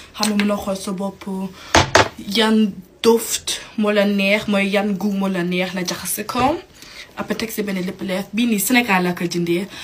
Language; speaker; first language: Wolof; early bilingual, heritage; Wolof